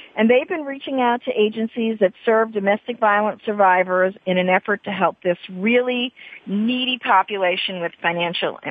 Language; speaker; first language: English; native; English